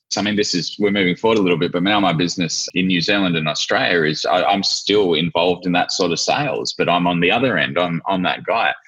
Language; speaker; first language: English; native; English